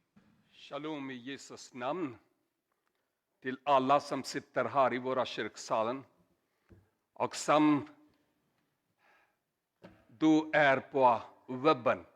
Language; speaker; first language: Swedish; non-native, learner; Urdu